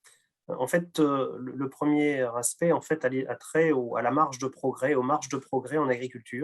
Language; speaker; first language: French; native; French